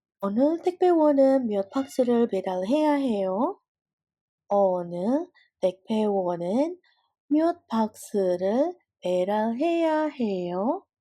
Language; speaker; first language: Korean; non-native, fluent; Indonesian